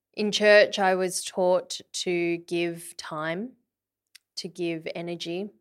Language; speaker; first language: English; early bilingual, other home language; Vietnamese